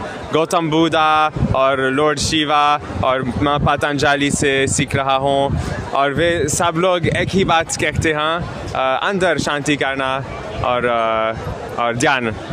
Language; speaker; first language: Hindi; non-native, learner; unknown